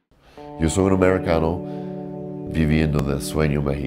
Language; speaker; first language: Spanish; non-native, learner; English